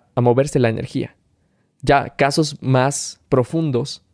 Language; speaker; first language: Spanish; native; Spanish